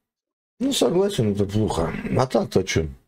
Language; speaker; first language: Russian; native; Russian